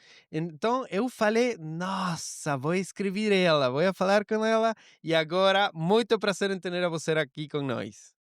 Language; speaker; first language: Portuguese; non-native, learner; Spanish